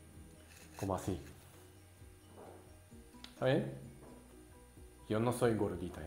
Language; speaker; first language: Spanish; non-native, learner; Japanese